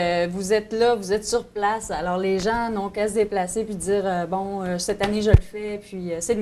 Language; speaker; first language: French; native; French